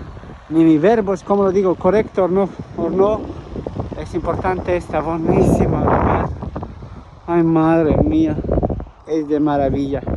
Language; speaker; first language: Spanish; non-native, learner; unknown